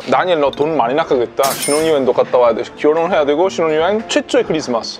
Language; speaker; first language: Korean; non-native, fluent; Italian